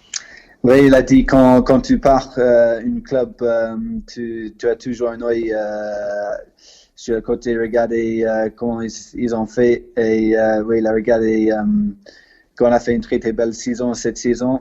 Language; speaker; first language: French; non-native, fluent; English